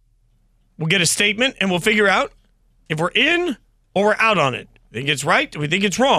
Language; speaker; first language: English; native; English